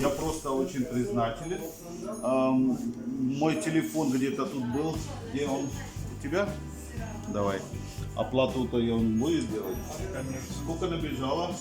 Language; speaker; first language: Russian; non-native, fluent; Hindi